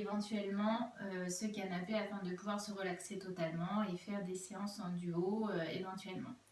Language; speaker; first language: French; native; French